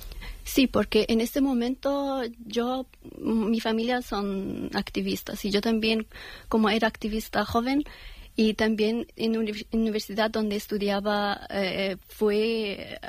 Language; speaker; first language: Spanish; non-native, learner; Persian